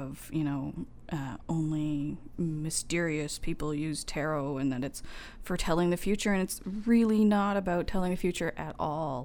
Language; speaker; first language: English; native; English